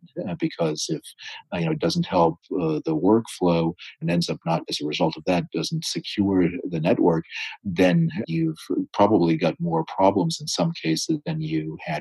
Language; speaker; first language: English; native; English